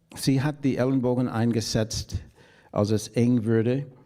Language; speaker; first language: German; non-native, fluent; English